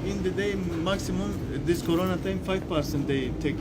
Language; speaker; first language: English; non-native, learner; Turkish